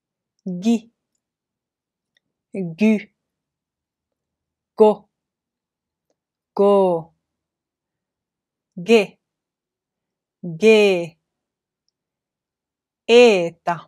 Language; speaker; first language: Greek; non-native, fluent; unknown